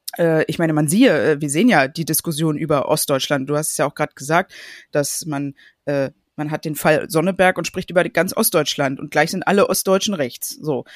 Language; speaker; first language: German; native; German